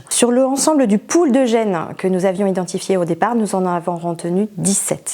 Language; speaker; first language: French; native; French